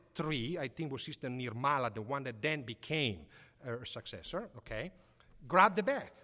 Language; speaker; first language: English; non-native, fluent; Italian